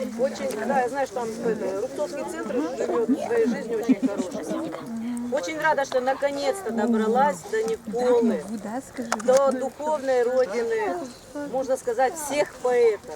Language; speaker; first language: Russian; native; Russian